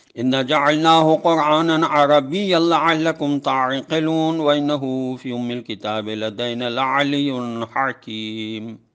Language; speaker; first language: Arabic; non-native, fluent; Urdu